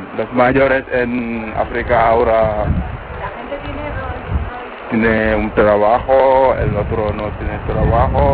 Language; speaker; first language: Spanish; non-native, learner; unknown